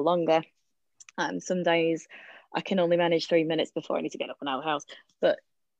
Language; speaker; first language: English; non-native, local second language; Welsh